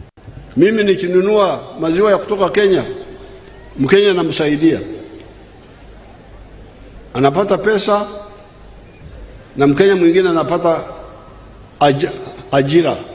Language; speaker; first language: Swahili; non-native, local second language; Nyankole